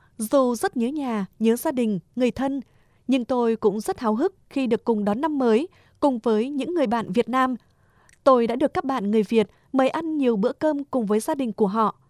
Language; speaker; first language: Vietnamese; native; Vietnamese